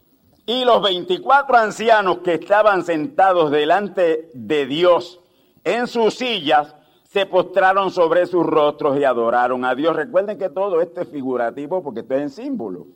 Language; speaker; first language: Spanish; native; Spanish